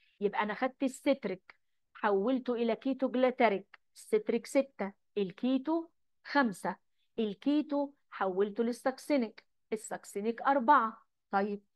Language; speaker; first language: Arabic; native; Arabic